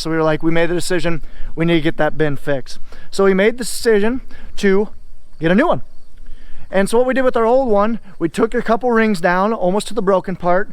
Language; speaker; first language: English; native; English